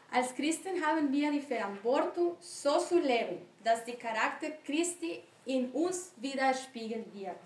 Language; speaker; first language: German; non-native, learner; Spanish